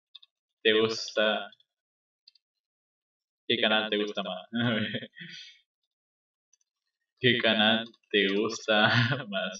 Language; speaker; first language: Spanish; native; Spanish